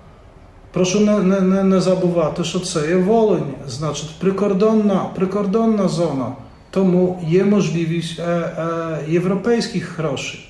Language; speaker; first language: Ukrainian; non-native, fluent; Polish